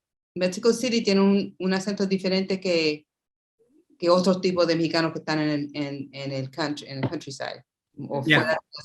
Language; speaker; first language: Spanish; early bilingual, heritage; English